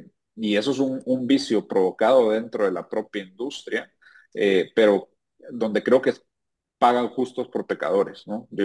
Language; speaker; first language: Spanish; native; Spanish